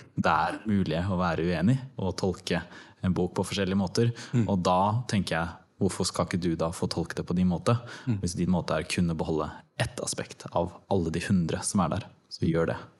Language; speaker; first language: Norwegian; early bilingual, other home language; Turkish